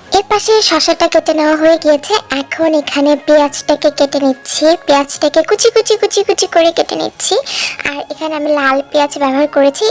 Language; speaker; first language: Bangla; native; Bangla